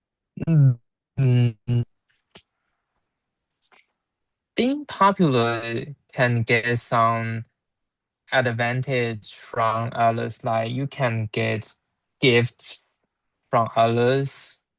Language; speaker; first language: English; non-native, learner; Chinese